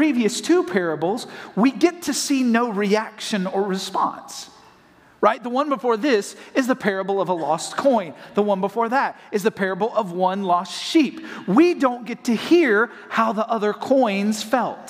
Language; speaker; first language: English; native; English